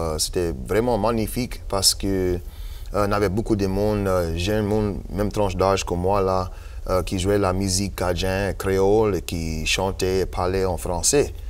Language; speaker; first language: French; non-native, local second language; English